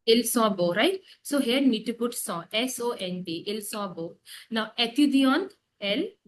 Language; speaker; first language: French; non-native, learner; Hindi